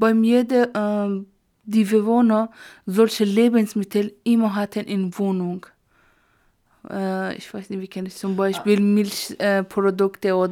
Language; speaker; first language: German; non-native, learner; Persian